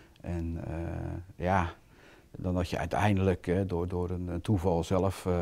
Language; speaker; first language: Dutch; native; Dutch